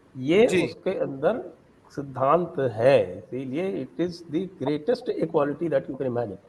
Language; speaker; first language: Hindi; native; Hindi